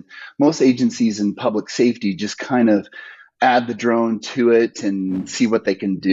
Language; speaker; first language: English; native; English